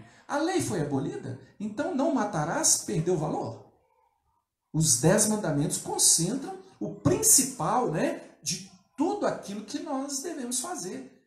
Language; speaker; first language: Portuguese; native; Portuguese